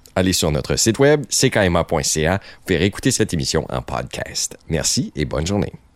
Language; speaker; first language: French; native; French